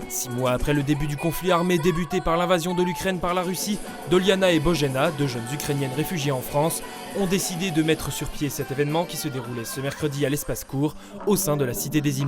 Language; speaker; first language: French; native; French